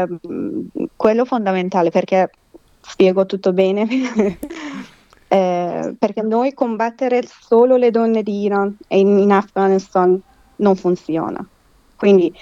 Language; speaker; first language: Italian; non-native, fluent; Persian